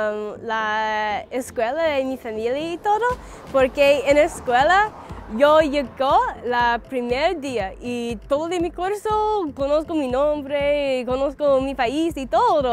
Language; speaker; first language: Spanish; non-native, learner; English